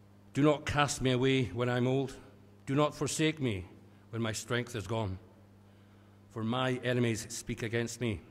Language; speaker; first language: English; native; English